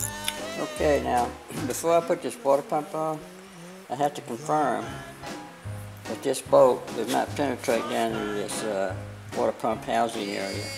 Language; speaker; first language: English; native; English